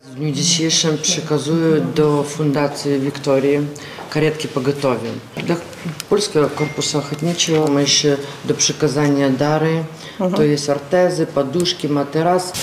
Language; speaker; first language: Polish; non-native, learner; Ukrainian